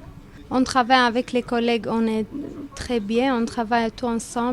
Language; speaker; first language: French; non-native, learner; Albanian